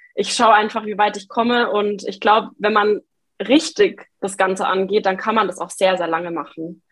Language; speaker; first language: German; native; German